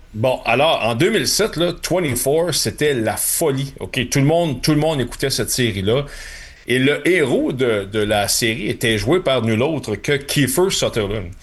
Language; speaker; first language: French; native; French